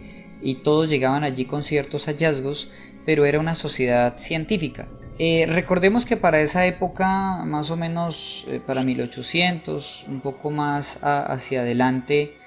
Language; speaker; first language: Spanish; native; Spanish